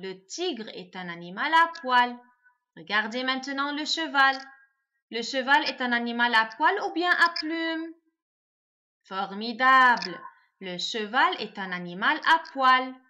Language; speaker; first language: French; non-native, local second language; Arabic